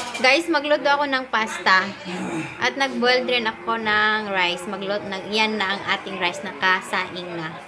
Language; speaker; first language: Filipino; non-native, local second language; Cebuano